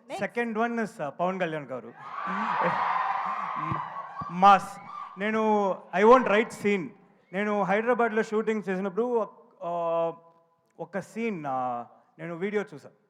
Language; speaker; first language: Telugu; non-native, learner; Tamil